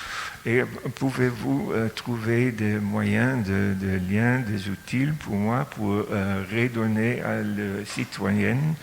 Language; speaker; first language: French; non-native, fluent; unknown